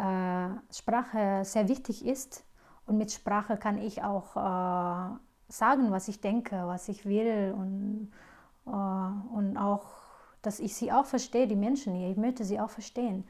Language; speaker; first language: German; non-native, fluent; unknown